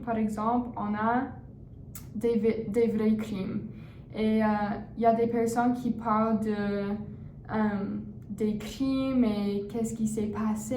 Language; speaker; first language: French; non-native, learner; English